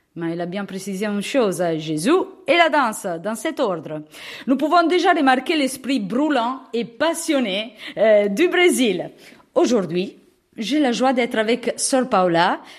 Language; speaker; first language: French; non-native, fluent; Italian